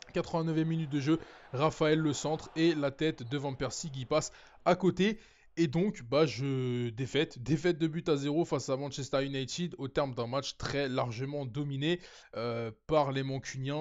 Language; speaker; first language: French; native; French